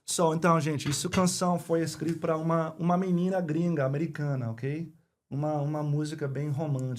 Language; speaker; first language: Portuguese; non-native, learner; English